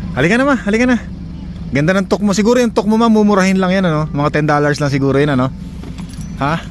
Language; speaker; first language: Filipino; native; Filipino